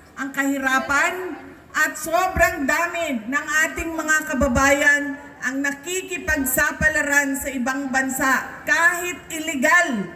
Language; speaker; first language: Filipino; non-native, local second language; Cebuano